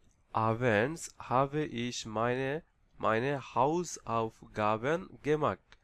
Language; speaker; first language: German; non-native, fluent; Bangla